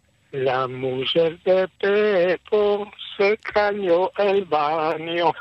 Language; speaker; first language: Spanish; early bilingual, heritage; Hebrew